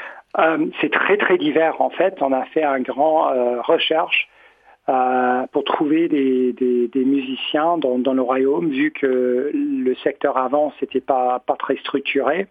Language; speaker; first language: French; non-native, fluent; English